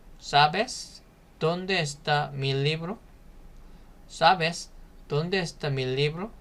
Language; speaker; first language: Spanish; non-native, fluent; Korean